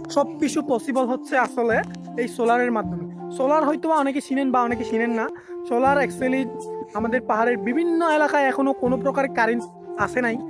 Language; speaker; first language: Bangla; native; Bangla